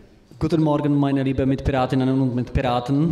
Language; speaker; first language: German; non-native, learner; Czech